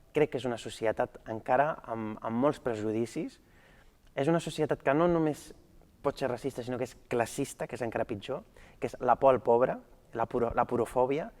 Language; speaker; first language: Catalan; early bilingual, other home language; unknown